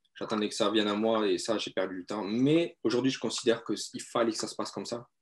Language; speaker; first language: French; native; French